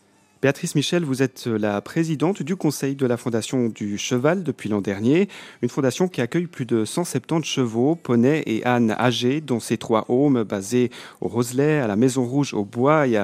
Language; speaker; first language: French; native; French